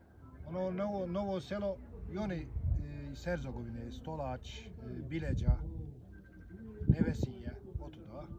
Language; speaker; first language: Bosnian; early bilingual, heritage; Bosnian